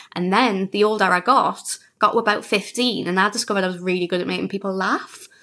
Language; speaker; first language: English; native; English